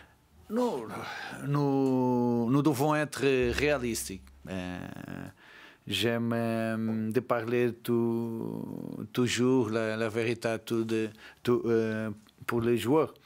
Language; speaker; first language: French; non-native, learner; Portuguese